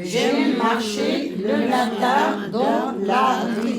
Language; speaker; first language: French; non-native, learner; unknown